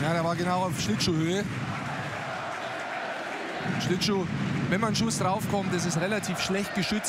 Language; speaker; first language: German; native; German